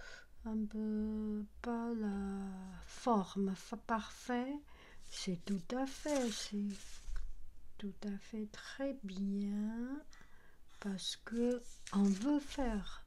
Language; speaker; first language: French; non-native, learner; Chinese